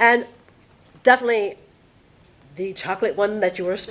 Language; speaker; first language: English; non-native, fluent; Spanish